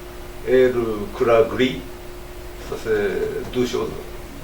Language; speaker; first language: French; non-native, learner; Japanese